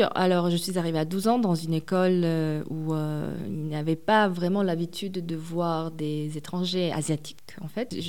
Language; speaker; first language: French; early bilingual, other home language; Korean